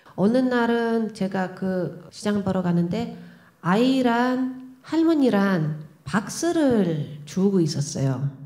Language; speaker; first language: Korean; non-native, fluent; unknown